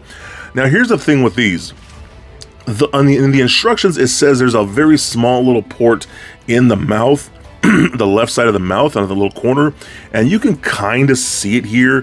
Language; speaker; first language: English; native; English